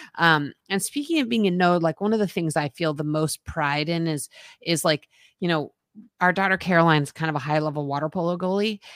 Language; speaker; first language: English; native; English